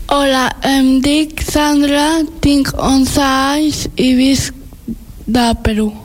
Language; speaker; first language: Catalan; early bilingual, other home language; Spanish